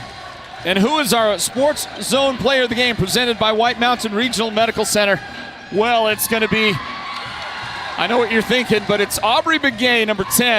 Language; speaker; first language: English; native; English